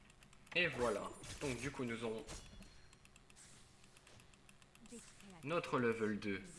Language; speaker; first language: French; native; French